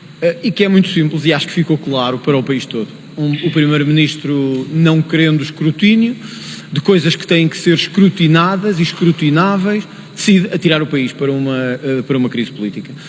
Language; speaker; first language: Portuguese; native; Portuguese